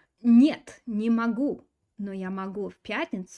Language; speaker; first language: Russian; non-native, fluent; English